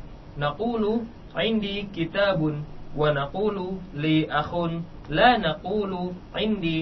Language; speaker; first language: Arabic; non-native, learner; Indonesian